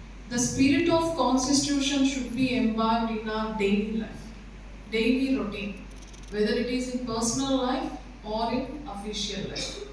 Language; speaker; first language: English; non-native, local second language; Telugu